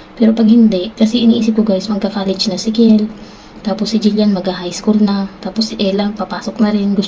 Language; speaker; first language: Filipino; native; Filipino